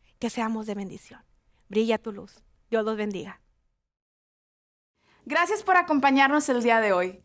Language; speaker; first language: Spanish; native; Spanish